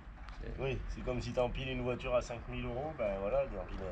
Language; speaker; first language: French; native; French